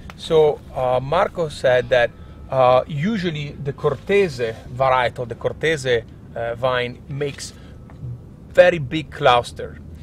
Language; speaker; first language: English; non-native, fluent; Italian